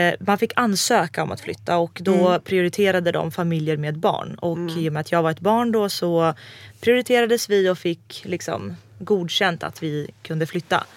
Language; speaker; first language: Swedish; early bilingual, other home language; Serbian